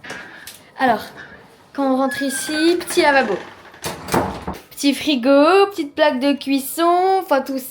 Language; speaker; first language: French; native; French